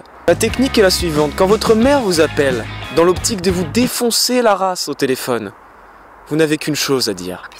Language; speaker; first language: French; native; French